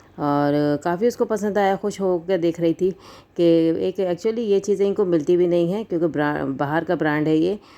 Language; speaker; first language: Urdu; native; Urdu